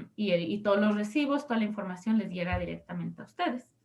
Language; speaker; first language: Spanish; early bilingual, other home language; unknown